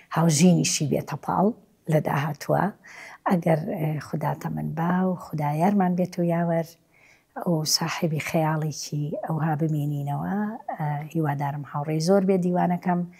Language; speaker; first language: Central Kurdish; native; Central Kurdish